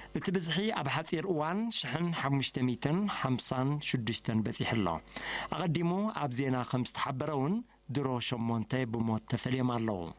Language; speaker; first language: Tigrinya; native; Tigrinya